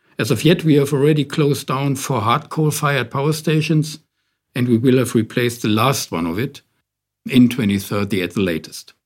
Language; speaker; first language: English; non-native, fluent; German